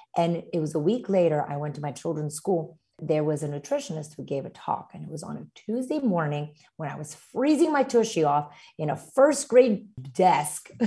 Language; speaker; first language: English; early bilingual, other home language; Romanian